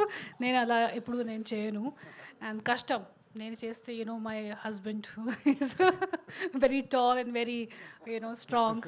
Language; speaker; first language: Telugu; non-native, learner; Hindi